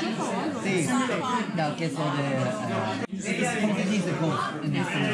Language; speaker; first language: Spanish; non-native, learner; Japanese